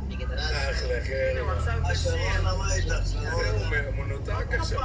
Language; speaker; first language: Hebrew; native; Hebrew